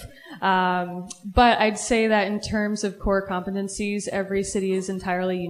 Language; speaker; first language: English; native; English